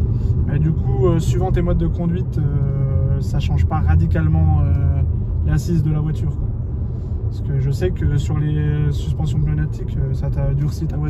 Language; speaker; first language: French; native; French